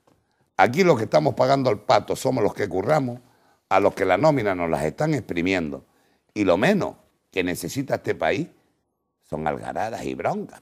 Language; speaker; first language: Spanish; native; Spanish